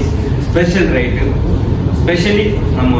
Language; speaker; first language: Kannada; non-native, local second language; Malayalam